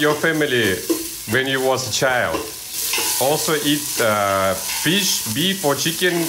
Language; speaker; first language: English; non-native, learner; Russian